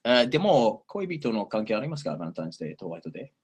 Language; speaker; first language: Japanese; non-native, fluent; English